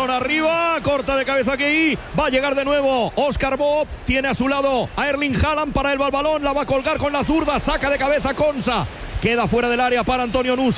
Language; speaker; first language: Spanish; native; Spanish